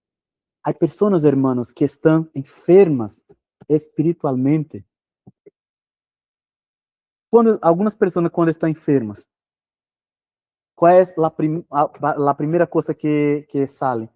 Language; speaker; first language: Spanish; non-native, fluent; Portuguese